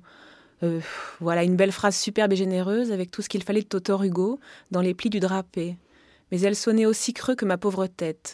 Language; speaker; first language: French; native; French